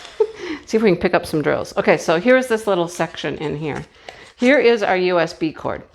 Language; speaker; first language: English; native; English